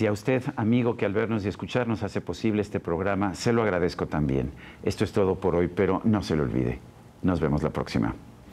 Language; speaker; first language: Spanish; native; Spanish